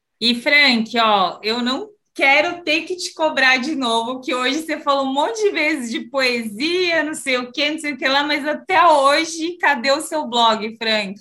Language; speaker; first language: Portuguese; native; Portuguese